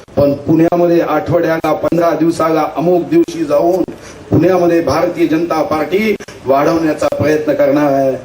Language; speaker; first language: Marathi; native; Marathi